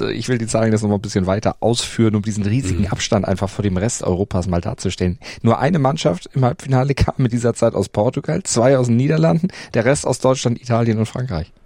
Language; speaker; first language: German; native; German